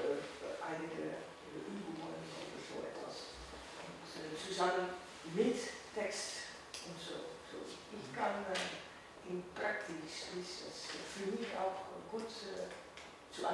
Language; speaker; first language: German; non-native, learner; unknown